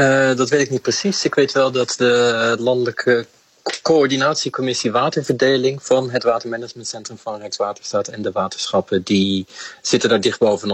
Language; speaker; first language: Dutch; native; Dutch